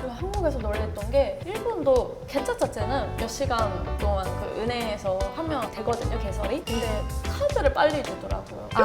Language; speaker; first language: Korean; non-native, fluent; Japanese